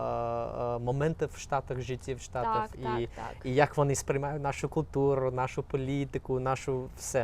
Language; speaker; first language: Ukrainian; non-native, fluent; English